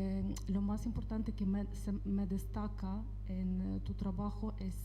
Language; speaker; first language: Spanish; non-native, fluent; Ukrainian